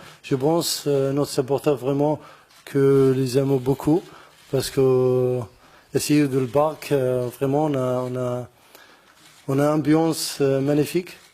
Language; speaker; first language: French; non-native, learner; Arabic